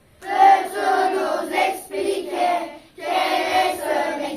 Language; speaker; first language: French; non-native, learner; Turkish